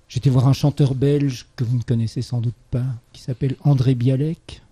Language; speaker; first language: French; native; French